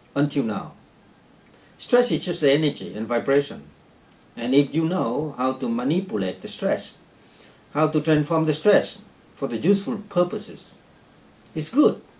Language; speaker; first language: English; non-native, fluent; Vietnamese